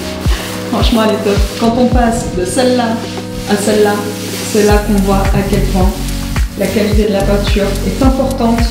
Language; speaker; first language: French; native; French